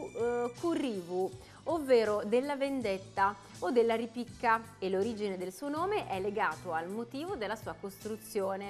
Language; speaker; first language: Italian; native; Italian